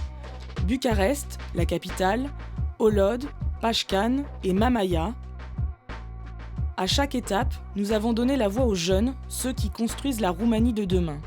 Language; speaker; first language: French; native; French